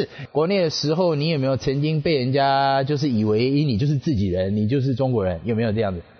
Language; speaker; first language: Chinese; native; Chinese